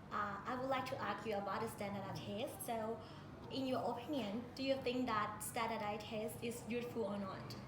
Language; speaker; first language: English; non-native, learner; Thai